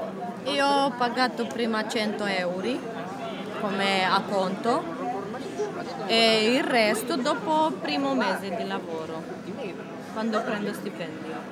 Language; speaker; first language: Italian; non-native, learner; Romanian